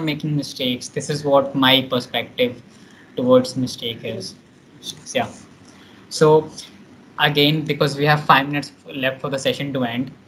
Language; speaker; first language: English; non-native, local second language; Hindi